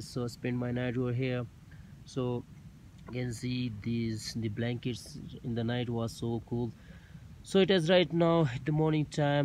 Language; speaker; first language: English; non-native, local second language; Urdu